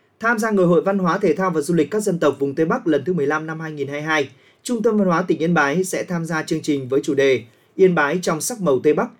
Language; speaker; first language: Vietnamese; native; Vietnamese